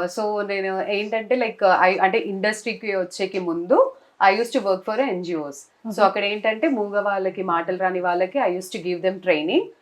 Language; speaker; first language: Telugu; non-native, local second language; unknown